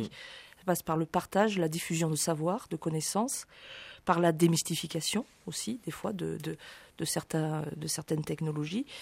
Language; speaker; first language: French; native; French